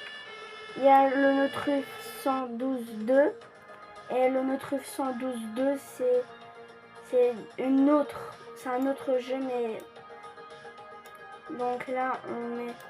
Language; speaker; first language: French; early bilingual, other home language; Polish